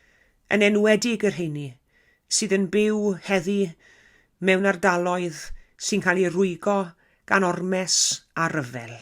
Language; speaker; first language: Welsh; native; Welsh